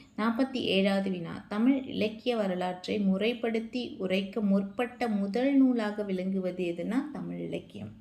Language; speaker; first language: Tamil; native; Tamil